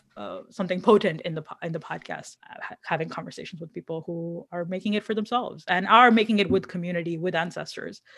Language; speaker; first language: English; non-native, local second language; Hindi